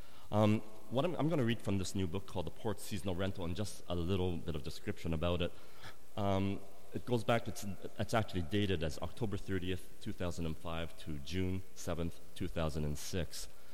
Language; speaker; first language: English; native; English